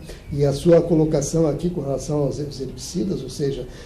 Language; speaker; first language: Portuguese; native; Portuguese